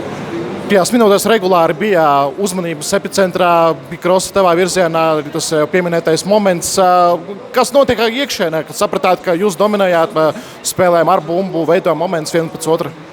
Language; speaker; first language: Latvian; native; Latvian